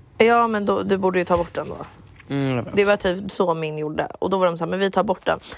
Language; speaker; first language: Swedish; native; Swedish